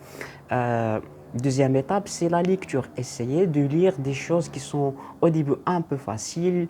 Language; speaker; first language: French; non-native, local second language; Arabic